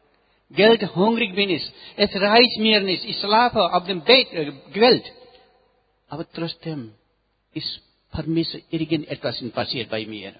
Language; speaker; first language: German; non-native, learner; Nepali